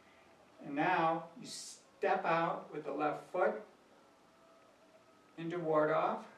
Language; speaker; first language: English; native; English